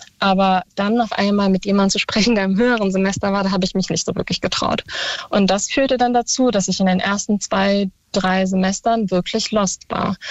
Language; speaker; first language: German; early bilingual, other home language; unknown